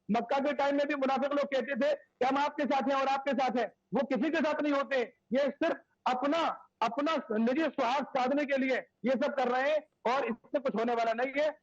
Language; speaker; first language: Hindi; native; Hindi